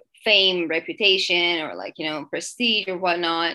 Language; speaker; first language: English; non-native, fluent; Persian